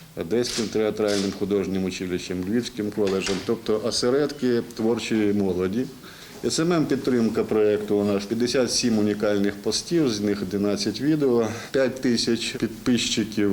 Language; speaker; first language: Ukrainian; native; Ukrainian